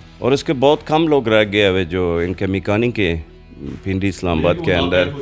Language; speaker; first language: Urdu; non-native, local second language; Punjabi